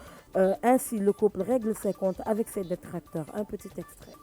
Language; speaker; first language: French; non-native, local second language; Wolof